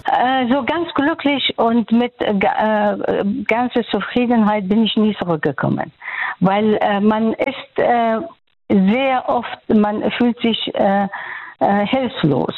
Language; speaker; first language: German; non-native, fluent; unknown